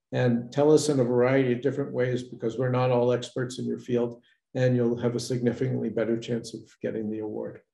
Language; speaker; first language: English; native; English